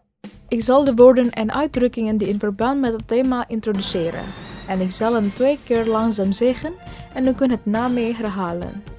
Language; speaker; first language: Dutch; non-native, learner; Indonesian